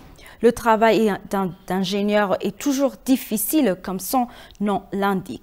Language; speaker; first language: French; non-native, fluent; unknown